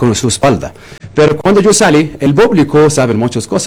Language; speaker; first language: Spanish; non-native, learner; Arabic